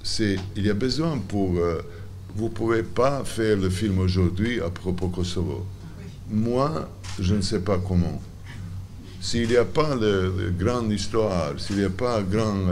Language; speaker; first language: French; non-native, learner; Serbian